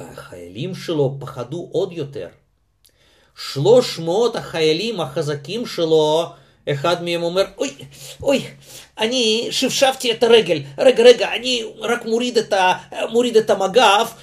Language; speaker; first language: Hebrew; non-native, fluent; Russian